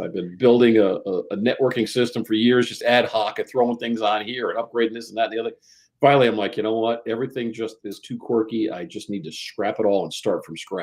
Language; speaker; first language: English; native; English